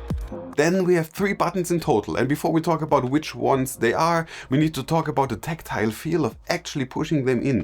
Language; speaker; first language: English; non-native, fluent; German